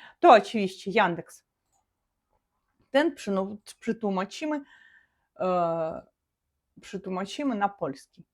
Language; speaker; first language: Polish; non-native, learner; Russian